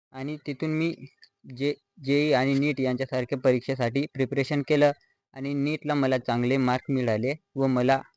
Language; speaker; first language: Marathi; non-native, local second language; Bhili